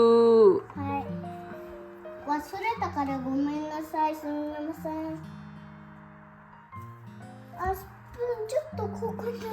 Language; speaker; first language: Japanese; non-native, learner; Mizo